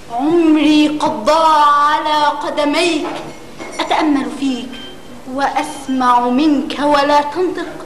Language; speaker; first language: Arabic; native; Arabic